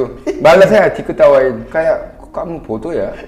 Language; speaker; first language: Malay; non-native, fluent; Korean